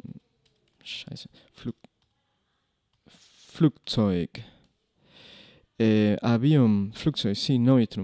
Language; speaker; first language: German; non-native, fluent; Spanish